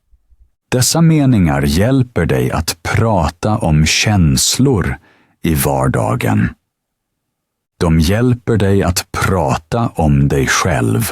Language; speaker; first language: Swedish; native; Swedish